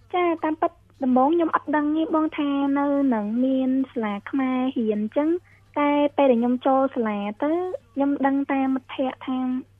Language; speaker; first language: Khmer; early bilingual, heritage; Khmer